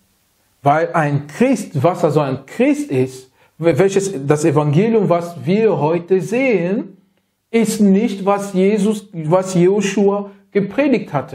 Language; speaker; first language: German; non-native, learner; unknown